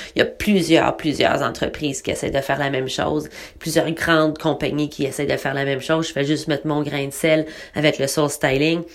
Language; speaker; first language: French; native; French